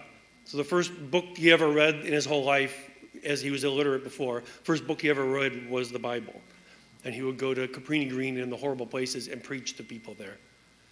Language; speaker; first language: English; native; English